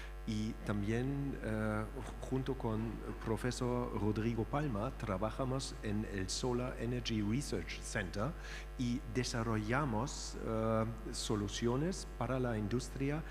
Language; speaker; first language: Spanish; non-native, fluent; German